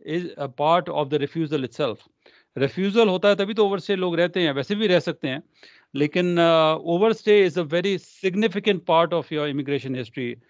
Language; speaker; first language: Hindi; non-native, local second language; Punjabi